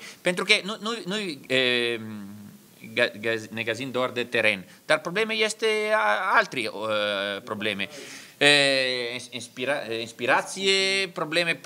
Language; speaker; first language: Romanian; non-native, learner; Italian